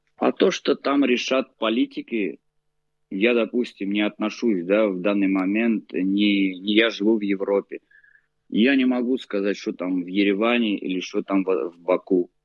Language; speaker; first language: Russian; native; Russian